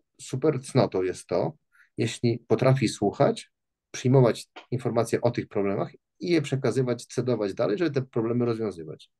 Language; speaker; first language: Polish; native; Polish